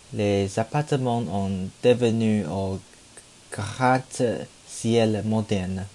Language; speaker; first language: French; non-native, learner; Chinese